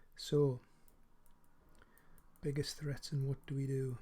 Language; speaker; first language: English; native; English